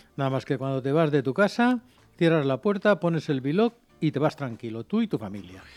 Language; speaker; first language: Spanish; non-native, local second language; Catalan